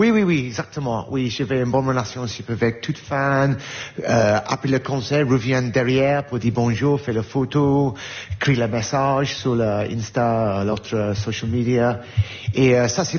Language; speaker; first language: French; non-native, learner; English